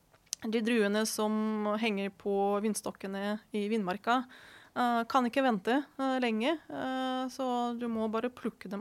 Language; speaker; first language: Norwegian; non-native, fluent; Ukrainian